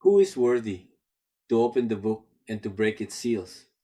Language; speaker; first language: English; non-native, local second language; Filipino